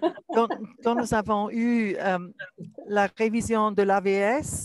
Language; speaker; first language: French; non-native, local second language; German